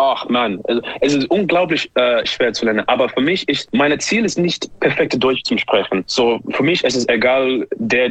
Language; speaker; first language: German; non-native, learner; English